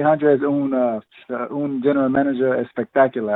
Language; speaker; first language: Spanish; non-native, fluent; English